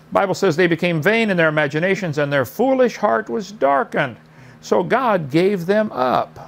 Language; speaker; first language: English; native; English